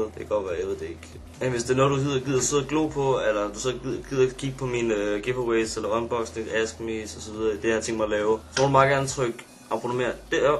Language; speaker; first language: Danish; native; Danish